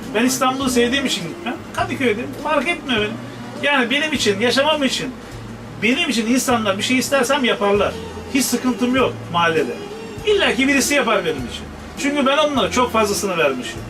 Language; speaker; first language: Turkish; native; Turkish